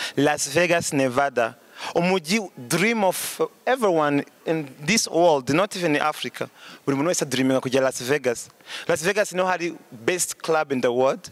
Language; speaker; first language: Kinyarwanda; early bilingual, heritage; Kinyarwanda